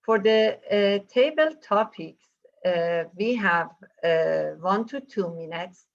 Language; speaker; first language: English; non-native, fluent; Persian